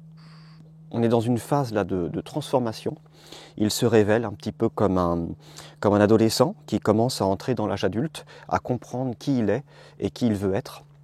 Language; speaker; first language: French; native; French